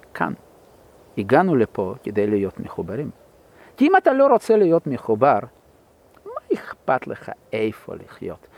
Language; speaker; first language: Hebrew; non-native, fluent; Russian